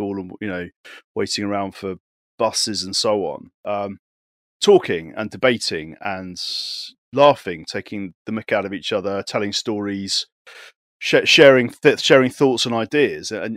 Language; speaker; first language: English; native; English